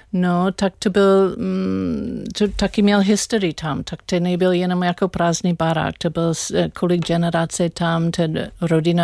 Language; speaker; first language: Czech; non-native, learner; English